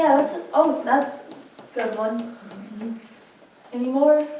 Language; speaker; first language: English; native; English